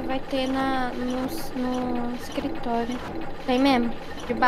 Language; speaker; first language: Portuguese; native; Portuguese